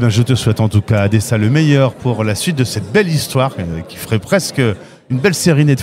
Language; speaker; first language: French; native; French